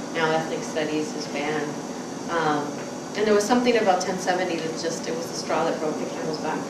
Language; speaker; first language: English; native; English